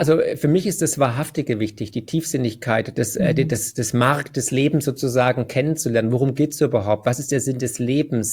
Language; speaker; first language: German; native; German